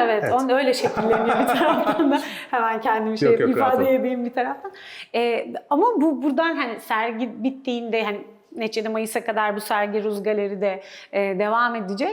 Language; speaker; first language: Turkish; native; Turkish